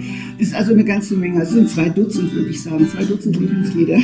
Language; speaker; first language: German; native; German